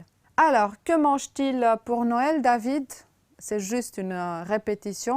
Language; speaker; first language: French; non-native, fluent; Romanian